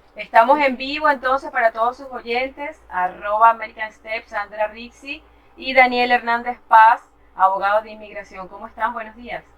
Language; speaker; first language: Spanish; native; Spanish